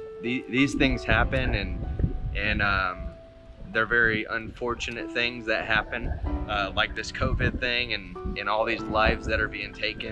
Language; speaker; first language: English; native; English